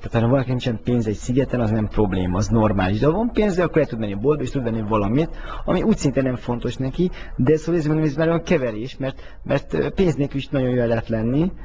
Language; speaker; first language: Hungarian; native; Hungarian